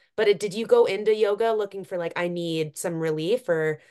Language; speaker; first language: English; native; English